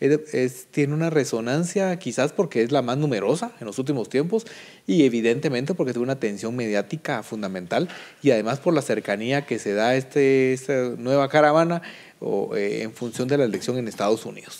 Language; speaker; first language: Spanish; native; Spanish